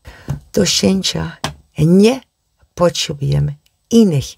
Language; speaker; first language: Polish; non-native, learner; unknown